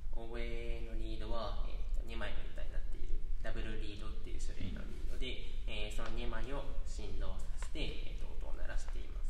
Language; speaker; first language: Japanese; native; Japanese